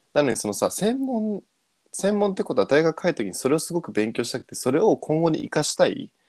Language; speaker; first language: Japanese; early bilingual, other home language; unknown